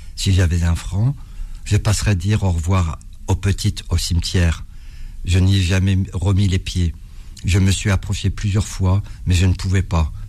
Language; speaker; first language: French; early bilingual, other home language; Arabic